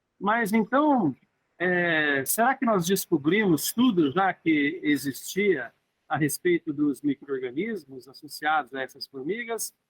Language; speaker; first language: Portuguese; native; Portuguese